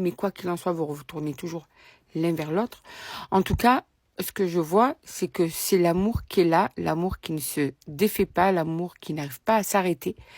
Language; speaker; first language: French; native; French